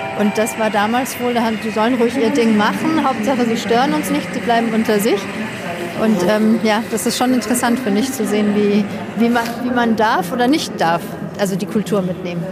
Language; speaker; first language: German; native; German